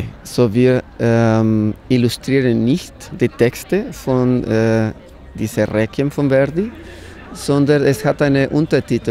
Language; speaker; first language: German; non-native, fluent; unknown